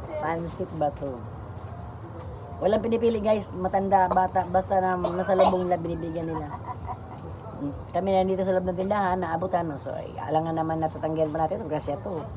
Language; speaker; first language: Filipino; non-native, local second language; Bikol